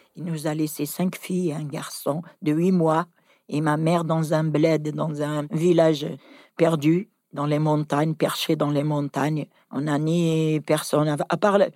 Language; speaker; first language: French; non-native, local second language; Kabyle